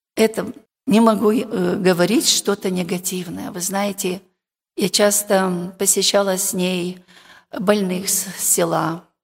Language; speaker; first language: Russian; non-native, local second language; Romanian